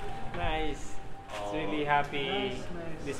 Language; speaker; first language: English; non-native, local second language; Filipino